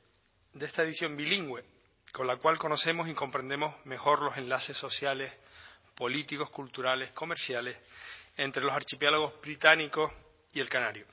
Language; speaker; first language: Spanish; native; Spanish